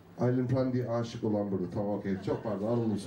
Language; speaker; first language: Turkish; native; Turkish